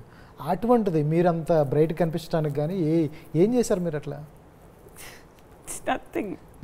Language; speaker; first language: Telugu; native; Telugu